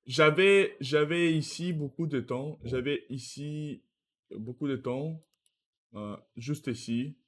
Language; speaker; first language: French; non-native, learner; Russian